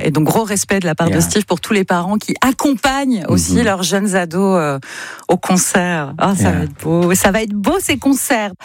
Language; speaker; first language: French; native; French